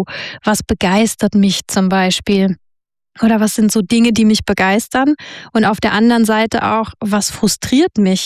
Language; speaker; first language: German; native; German